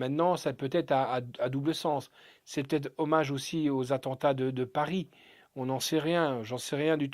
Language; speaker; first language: French; native; French